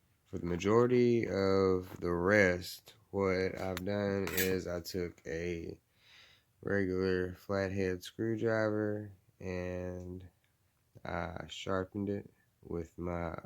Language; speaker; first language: English; native; English